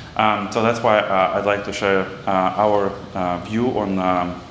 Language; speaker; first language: English; non-native, fluent; Russian